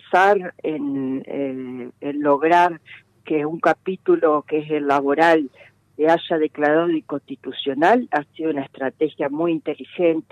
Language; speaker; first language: Spanish; native; Spanish